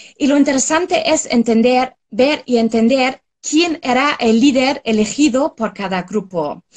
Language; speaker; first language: Spanish; non-native, fluent; German